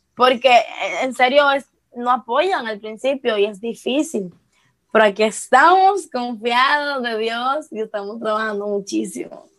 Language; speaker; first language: Spanish; native; Spanish